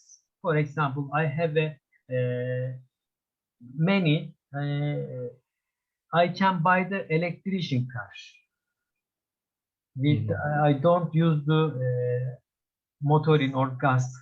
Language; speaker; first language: English; non-native, learner; Turkish